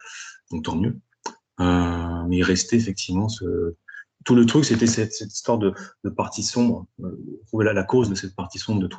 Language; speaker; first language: French; native; French